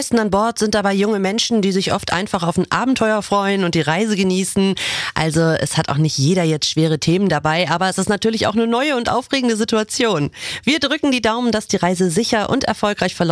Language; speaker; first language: German; native; German